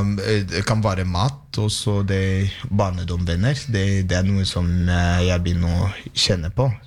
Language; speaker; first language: Norwegian; non-native, fluent; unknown